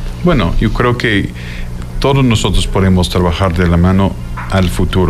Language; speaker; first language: Spanish; non-native, fluent; English